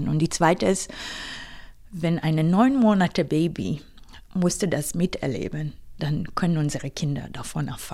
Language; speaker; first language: German; non-native, fluent; Hebrew